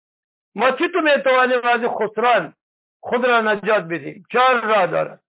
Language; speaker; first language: Persian; native; Persian